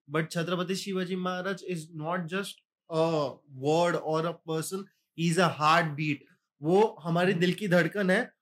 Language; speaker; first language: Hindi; non-native, local second language; Marathi